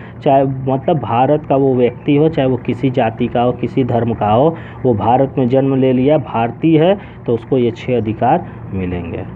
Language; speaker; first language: Hindi; native; Hindi